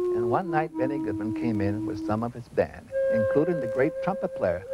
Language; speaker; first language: English; native; English